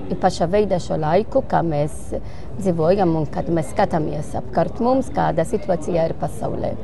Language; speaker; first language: Latvian; non-native, learner; Maltese